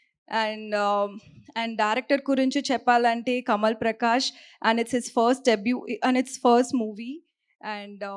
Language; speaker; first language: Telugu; non-native, learner; Tamil